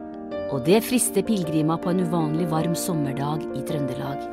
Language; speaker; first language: Norwegian; native; Norwegian